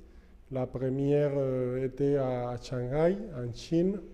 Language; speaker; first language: French; non-native, fluent; Spanish